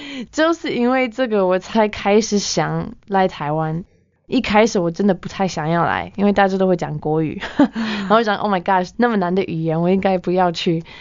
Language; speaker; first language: Chinese; non-native, fluent; English